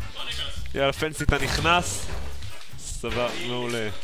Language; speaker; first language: Hebrew; native; Hebrew